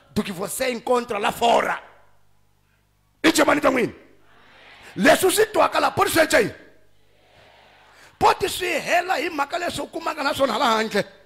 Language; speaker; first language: Portuguese; non-native, local second language; Tsonga